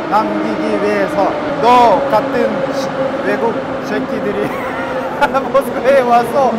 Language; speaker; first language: Korean; non-native, learner; Russian